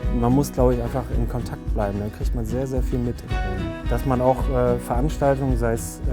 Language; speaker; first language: German; native; German